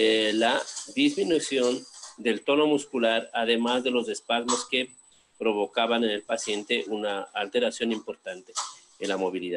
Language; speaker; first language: Spanish; native; Spanish